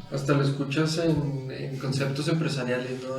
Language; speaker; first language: Spanish; native; Spanish